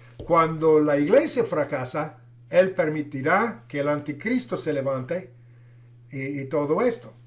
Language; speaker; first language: Spanish; non-native, fluent; English